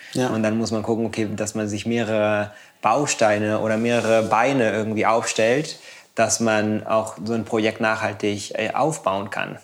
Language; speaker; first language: German; non-native, fluent; Spanish